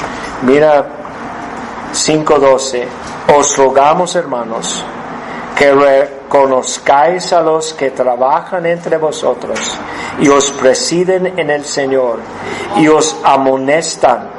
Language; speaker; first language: Spanish; non-native, fluent; English